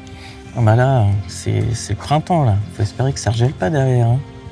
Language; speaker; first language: French; native; French